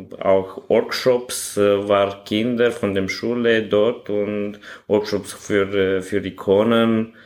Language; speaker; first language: German; non-native, learner; Romanian